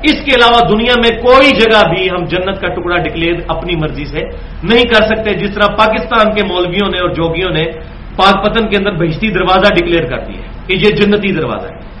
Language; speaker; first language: Urdu; non-native, local second language; Punjabi